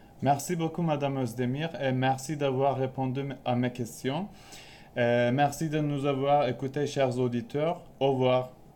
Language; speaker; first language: French; non-native, fluent; Turkish